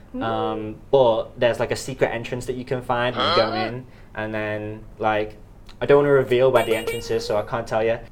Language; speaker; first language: English; native; English